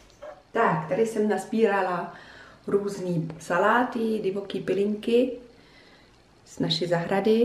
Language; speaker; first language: Czech; non-native, fluent; German